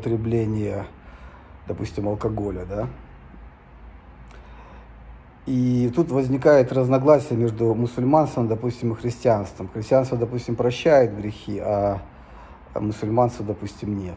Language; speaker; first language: Russian; native; Russian